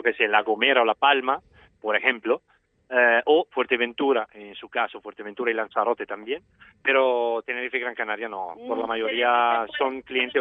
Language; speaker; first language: Spanish; non-native, fluent; Italian